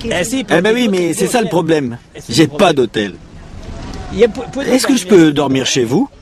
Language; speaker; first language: French; native; French